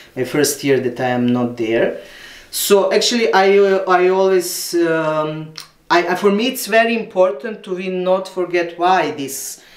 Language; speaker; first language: English; non-native, learner; Serbian